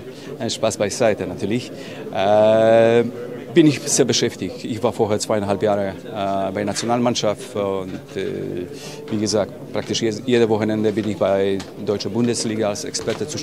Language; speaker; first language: German; non-native, fluent; Polish